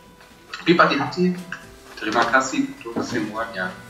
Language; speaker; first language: Indonesian; non-native, learner; German